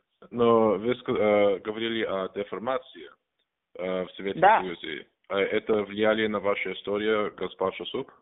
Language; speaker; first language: Russian; non-native, learner; English